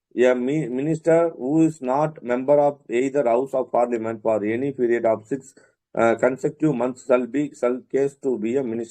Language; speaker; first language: English; non-native, local second language; Tamil